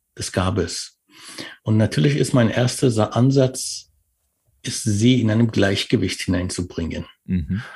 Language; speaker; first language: German; non-native, fluent; Persian